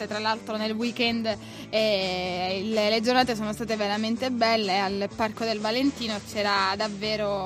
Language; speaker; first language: Italian; native; Italian